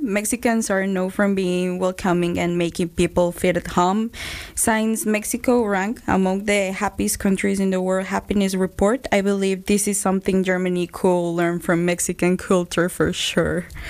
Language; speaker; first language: English; non-native, fluent; Spanish